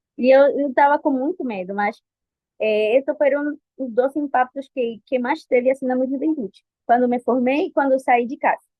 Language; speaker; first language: Portuguese; non-native, fluent; Spanish